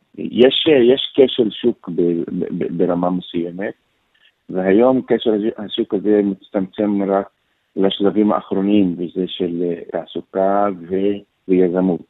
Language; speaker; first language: Hebrew; non-native, local second language; Arabic